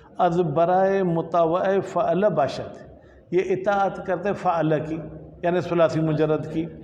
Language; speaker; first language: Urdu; non-native, local second language; Sindhi